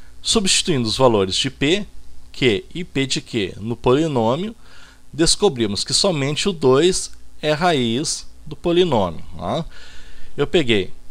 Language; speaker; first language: Portuguese; native; Portuguese